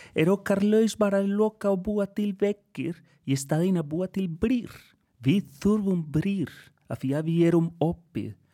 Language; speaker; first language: Icelandic; non-native, fluent; Spanish